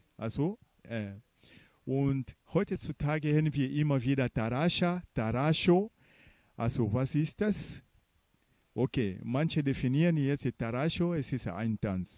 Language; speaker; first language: German; non-native, fluent; Portuguese